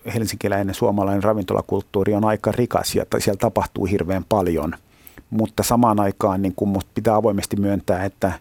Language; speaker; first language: Finnish; native; Finnish